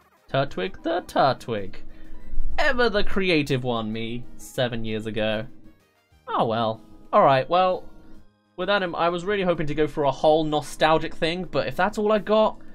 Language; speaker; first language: English; native; English